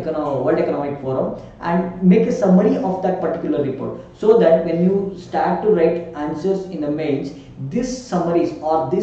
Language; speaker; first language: English; non-native, local second language; Kannada